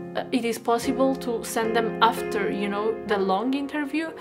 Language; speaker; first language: English; non-native, fluent; Arabic